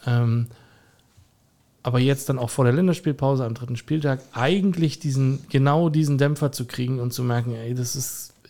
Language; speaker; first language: German; native; German